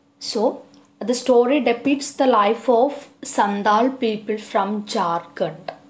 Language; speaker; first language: English; non-native, local second language; Malayalam